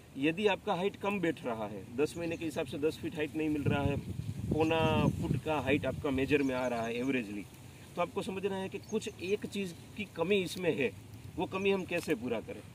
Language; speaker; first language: Hindi; native; Hindi